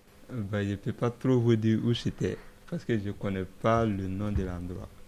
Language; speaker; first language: French; non-native, local second language; Dyula